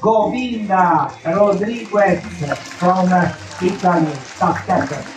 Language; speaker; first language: English; non-native, fluent; Italian